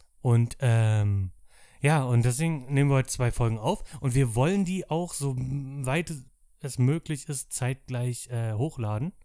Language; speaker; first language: German; native; German